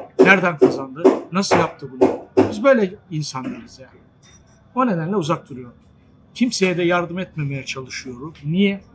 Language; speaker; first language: Turkish; native; Turkish